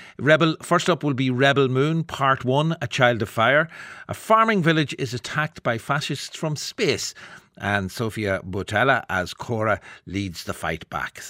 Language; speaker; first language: English; native; English